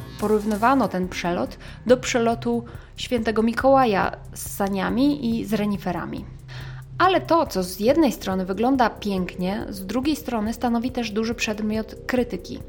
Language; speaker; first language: Polish; native; Polish